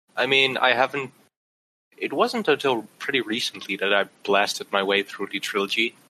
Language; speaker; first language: English; non-native, fluent; Dutch